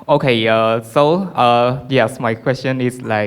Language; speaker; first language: English; non-native, learner; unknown